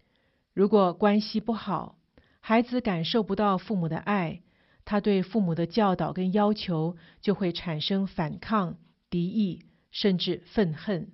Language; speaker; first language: Chinese; native; Chinese